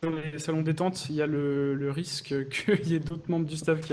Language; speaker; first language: French; native; French